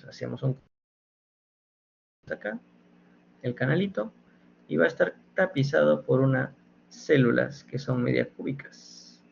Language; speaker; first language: Spanish; native; Spanish